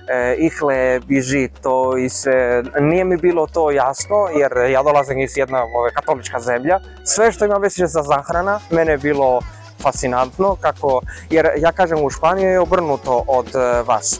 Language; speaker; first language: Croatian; non-native, learner; Spanish